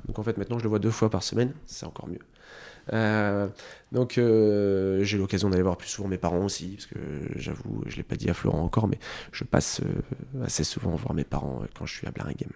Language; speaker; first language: French; native; French